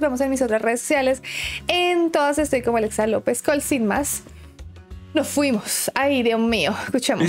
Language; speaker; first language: Spanish; native; Spanish